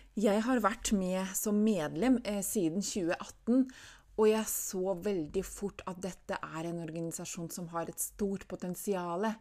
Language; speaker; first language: Norwegian; non-native, fluent; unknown